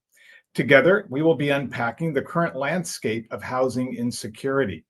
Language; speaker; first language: English; native; English